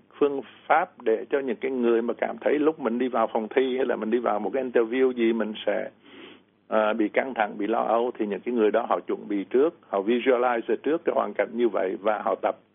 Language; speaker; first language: Vietnamese; native; Vietnamese